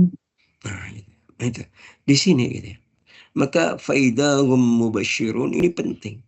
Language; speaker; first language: Indonesian; native; Indonesian